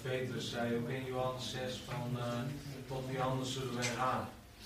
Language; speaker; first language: Dutch; native; Dutch